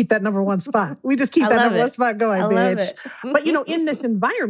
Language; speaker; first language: English; native; English